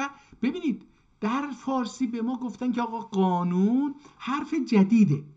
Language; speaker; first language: Persian; non-native, local second language; Azerbaijani